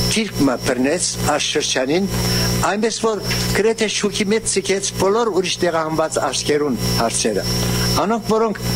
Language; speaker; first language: Armenian; early bilingual, heritage; Armenian